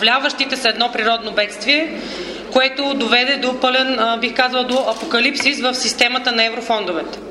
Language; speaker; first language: Bulgarian; native; Bulgarian